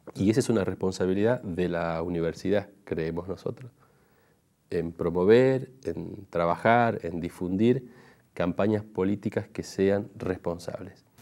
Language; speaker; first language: Spanish; native; Spanish